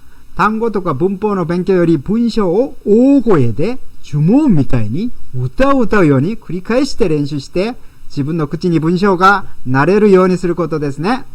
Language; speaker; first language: Japanese; non-native, fluent; Korean